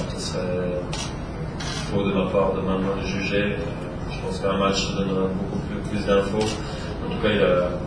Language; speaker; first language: French; non-native, local second language; Swiss German